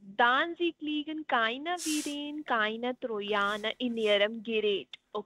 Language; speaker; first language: German; non-native, learner; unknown